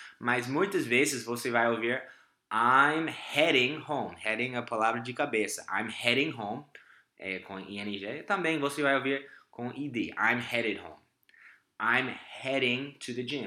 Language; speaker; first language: Portuguese; non-native, fluent; English